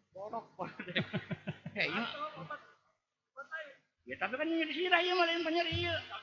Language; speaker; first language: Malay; non-native, local second language; Sundanese